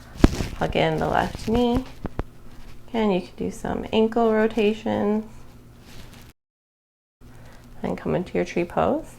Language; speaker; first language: English; native; English